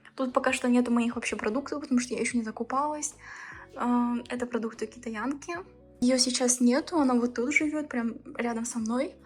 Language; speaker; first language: Russian; early bilingual, heritage; Russian